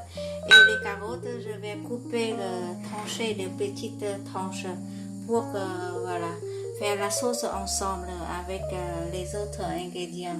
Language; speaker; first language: French; non-native, learner; Vietnamese